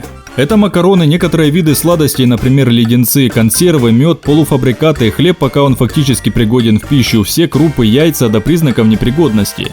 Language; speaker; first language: Russian; native; Russian